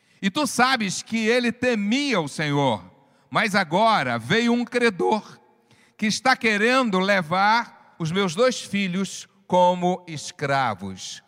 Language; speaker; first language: Portuguese; native; Portuguese